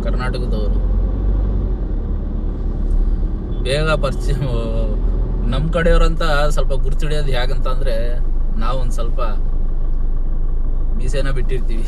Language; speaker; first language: Kannada; non-native, local second language; Urdu